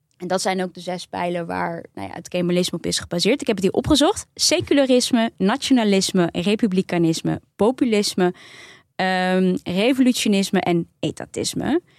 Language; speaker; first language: Dutch; early bilingual, other home language; Turkish